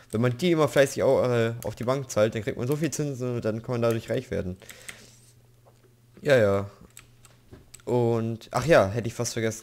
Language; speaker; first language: German; native; German